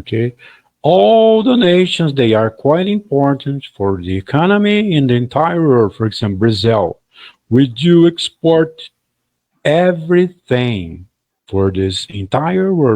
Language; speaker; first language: English; non-native, fluent; Portuguese